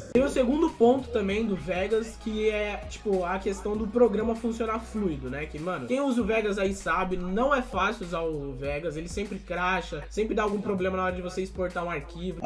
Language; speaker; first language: Portuguese; native; Portuguese